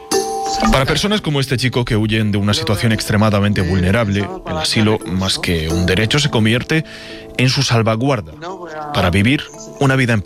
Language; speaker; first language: Spanish; native; Spanish